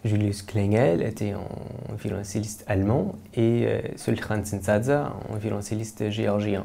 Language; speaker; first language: French; non-native, fluent; English